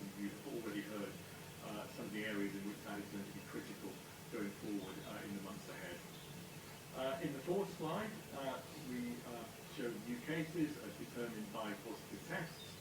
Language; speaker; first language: English; native; English